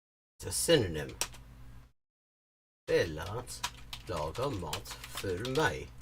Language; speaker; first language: Swedish; non-native, learner; English